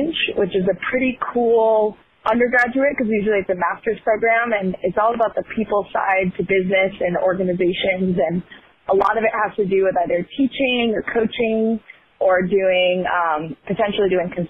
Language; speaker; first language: English; native; English